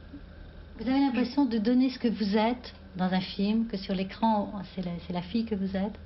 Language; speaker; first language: French; native; French